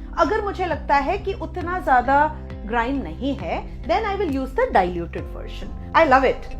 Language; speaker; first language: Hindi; non-native, local second language; Bangla